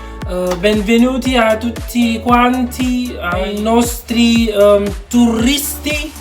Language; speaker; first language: Italian; non-native, fluent; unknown